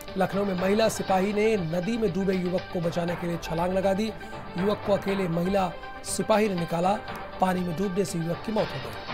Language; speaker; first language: Hindi; native; Hindi